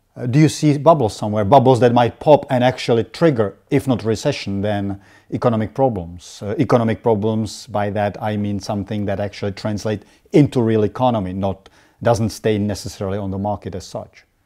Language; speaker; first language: English; non-native, fluent; Czech